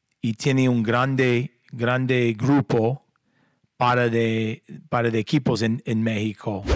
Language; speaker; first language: Spanish; non-native, learner; English